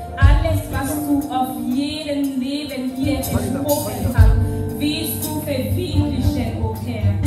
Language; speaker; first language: German; non-native, fluent; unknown